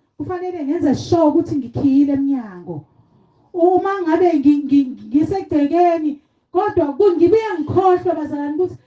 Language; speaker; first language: Zulu; native; Zulu